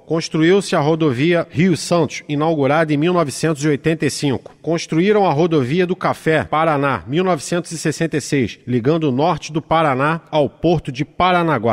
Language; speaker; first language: Portuguese; native; Portuguese